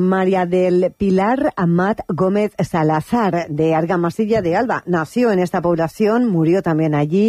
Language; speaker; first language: Spanish; native; Spanish